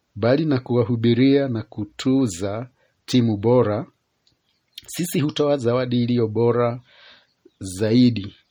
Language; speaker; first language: Swahili; non-native, local second language; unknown